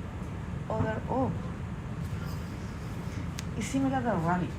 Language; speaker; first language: English; non-native, learner; Spanish